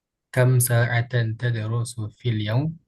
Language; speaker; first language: Arabic; non-native, learner; Indonesian